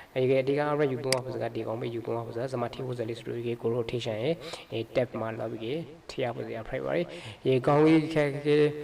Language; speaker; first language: Burmese; native; Burmese